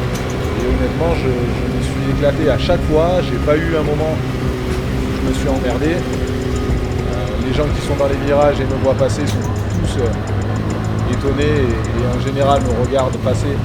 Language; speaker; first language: French; native; French